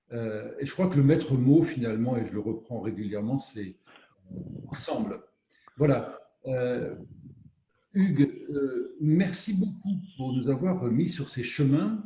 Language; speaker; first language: French; native; French